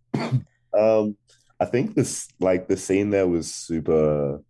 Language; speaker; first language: English; native; English